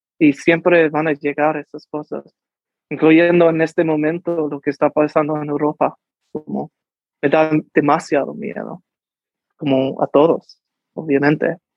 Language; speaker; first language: Spanish; early bilingual, heritage; English